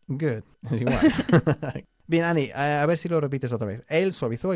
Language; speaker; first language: Spanish; non-native, fluent; English